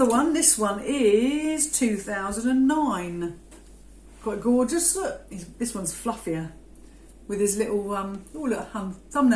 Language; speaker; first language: English; native; English